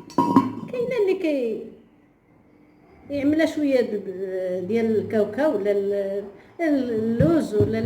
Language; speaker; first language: Arabic; native; Arabic